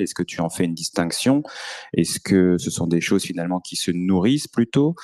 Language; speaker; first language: French; native; French